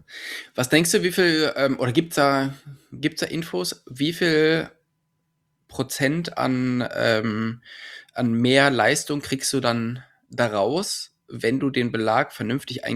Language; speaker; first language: German; native; German